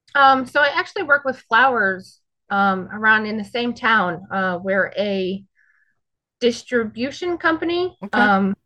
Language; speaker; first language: English; native; English